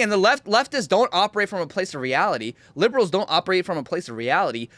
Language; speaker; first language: English; native; English